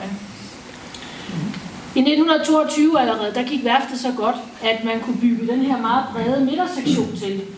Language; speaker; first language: Danish; native; Danish